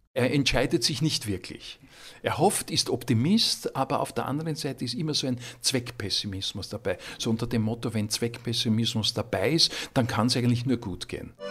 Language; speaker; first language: German; native; German